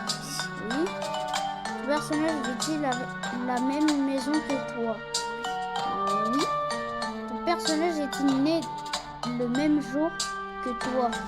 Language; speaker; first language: French; non-native, local second language; Arabic